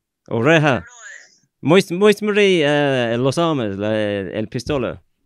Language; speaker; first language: Spanish; non-native, learner; English